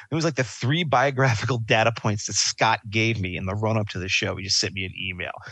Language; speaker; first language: English; native; English